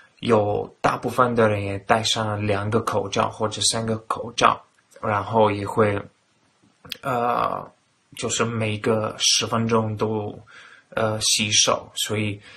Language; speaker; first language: Chinese; non-native, fluent; Italian